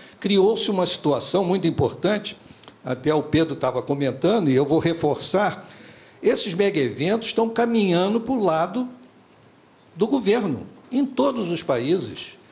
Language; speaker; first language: Portuguese; native; Portuguese